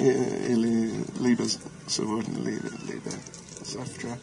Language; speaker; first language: Russian; non-native, learner; English